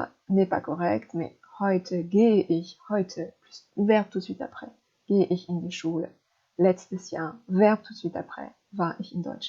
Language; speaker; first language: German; non-native, fluent; French